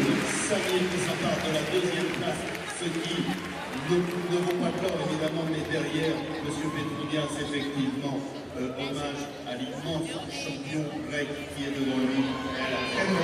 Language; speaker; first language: French; native; French